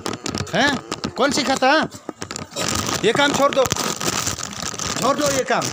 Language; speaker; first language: Hindi; non-native, local second language; Khasi